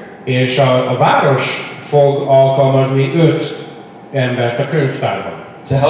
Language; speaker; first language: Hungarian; non-native, learner; English